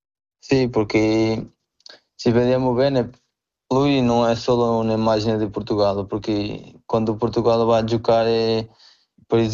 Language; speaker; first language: Italian; non-native, fluent; Portuguese